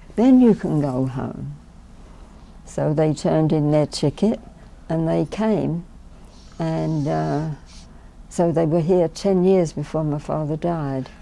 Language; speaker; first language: English; native; English